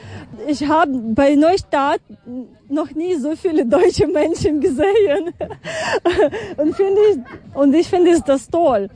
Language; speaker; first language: German; non-native, fluent; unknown